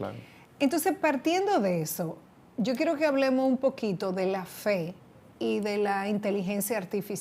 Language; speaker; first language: Spanish; native; Spanish